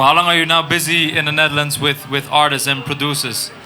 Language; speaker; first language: English; non-native, fluent; Dutch